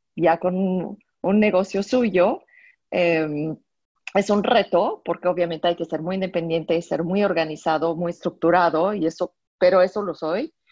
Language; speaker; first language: Spanish; non-native, fluent; French